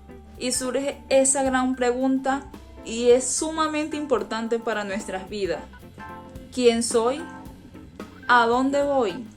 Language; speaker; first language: Spanish; native; Spanish